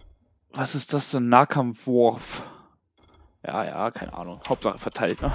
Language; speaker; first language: German; native; German